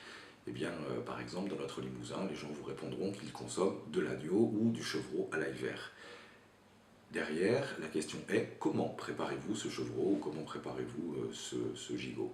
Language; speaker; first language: French; native; French